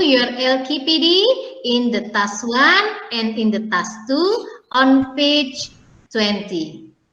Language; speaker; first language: English; non-native, learner; Indonesian